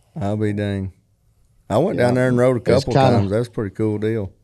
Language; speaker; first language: English; native; English